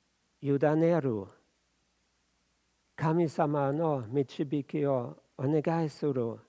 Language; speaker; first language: Japanese; non-native, fluent; German